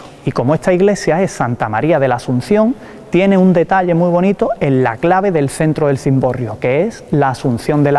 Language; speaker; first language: Spanish; native; Spanish